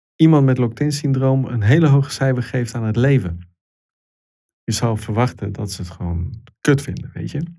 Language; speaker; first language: Dutch; non-native, fluent; Italian